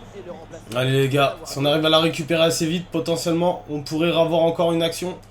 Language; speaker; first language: French; native; French